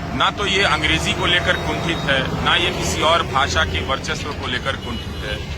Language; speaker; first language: Hindi; native; Hindi